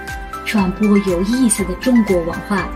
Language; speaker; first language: Chinese; non-native, fluent; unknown